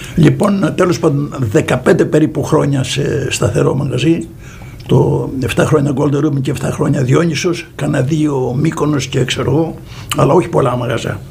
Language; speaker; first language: Greek; native; Greek